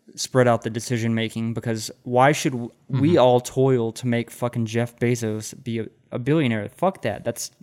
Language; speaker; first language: English; native; English